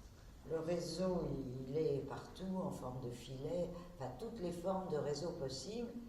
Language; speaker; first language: French; native; French